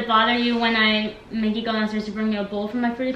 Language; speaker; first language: English; native; English